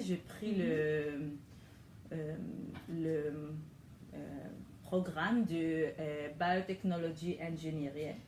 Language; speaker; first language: French; non-native, learner; Hebrew